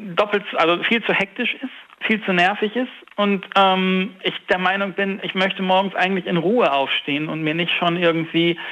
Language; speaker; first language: German; native; German